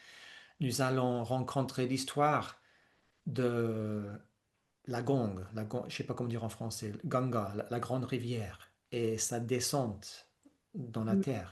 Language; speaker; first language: French; non-native, fluent; English